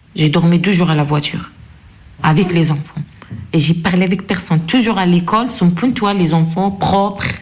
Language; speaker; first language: French; non-native, local second language; Arabic